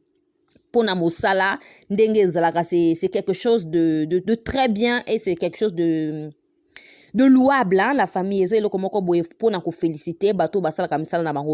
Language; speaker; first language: French; non-native, local second language; Lingala